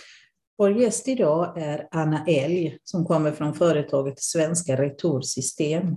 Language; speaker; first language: Swedish; non-native, fluent; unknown